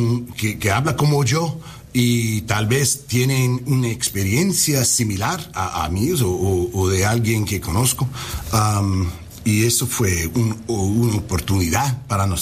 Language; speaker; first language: Spanish; non-native, learner; English